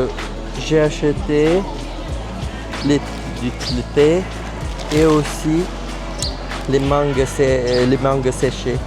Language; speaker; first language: French; non-native, fluent; Vietnamese